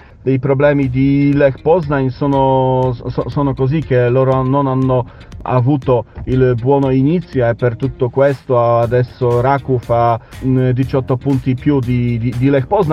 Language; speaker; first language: Italian; non-native, learner; Polish